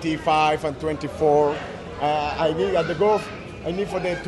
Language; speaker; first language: English; non-native, learner; Spanish